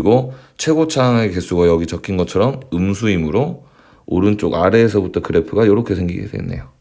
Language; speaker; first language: Korean; native; Korean